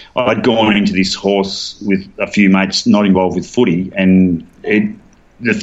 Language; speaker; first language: English; native; English